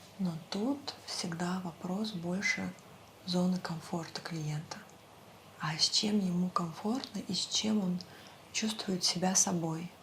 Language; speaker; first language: Russian; native; Russian